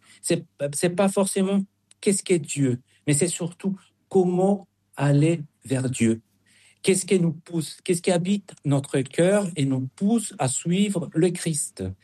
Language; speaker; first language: French; non-native, fluent; Spanish